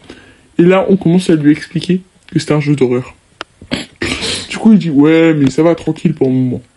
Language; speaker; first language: French; native; French